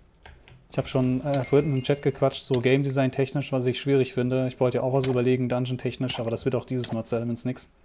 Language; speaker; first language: German; native; German